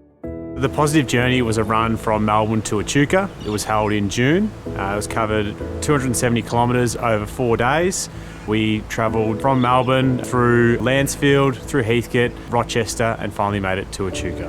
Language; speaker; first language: English; native; English